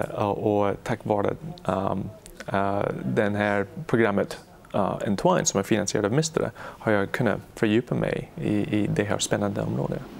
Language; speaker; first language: Swedish; non-native, fluent; English